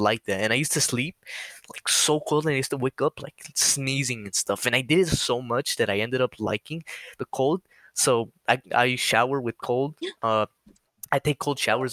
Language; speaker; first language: English; native; English